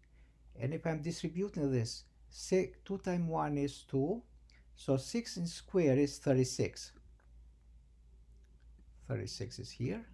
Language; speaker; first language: English; non-native, fluent; Albanian